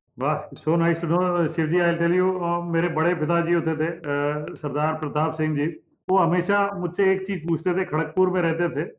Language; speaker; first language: Hindi; non-native, local second language; Punjabi